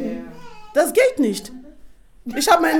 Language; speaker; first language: German; non-native, fluent; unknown